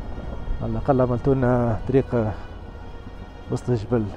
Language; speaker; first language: Arabic; native; Arabic